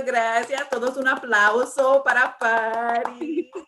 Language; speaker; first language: Spanish; early bilingual, heritage; English